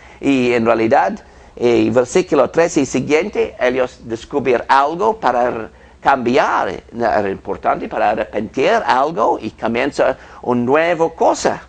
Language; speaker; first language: Spanish; non-native, fluent; English